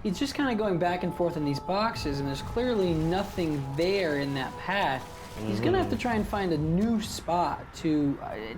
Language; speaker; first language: English; native; English